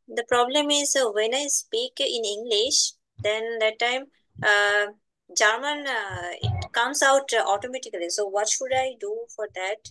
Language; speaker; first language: English; non-native, learner; Bangla